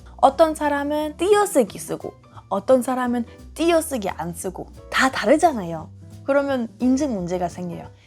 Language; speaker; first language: Korean; non-native, fluent; German